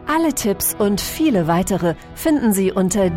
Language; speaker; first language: German; native; German